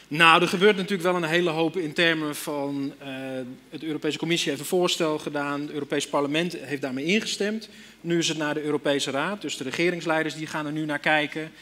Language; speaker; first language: Dutch; native; Dutch